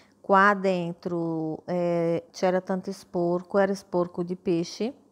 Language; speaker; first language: Italian; non-native, fluent; Portuguese